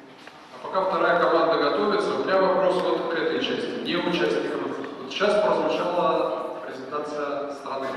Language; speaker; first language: Russian; native; Russian